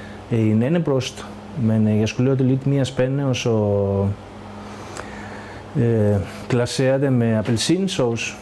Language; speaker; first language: Danish; non-native, fluent; Greek